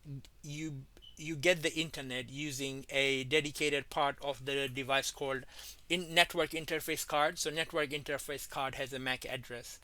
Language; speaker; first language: English; non-native, fluent; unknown